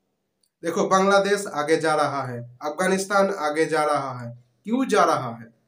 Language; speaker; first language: Hindi; non-native, local second language; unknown